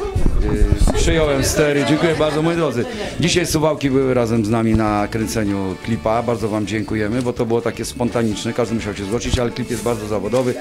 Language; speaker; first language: Polish; native; Polish